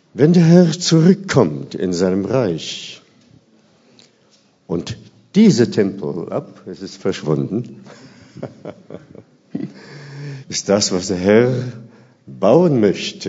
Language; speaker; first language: German; non-native, fluent; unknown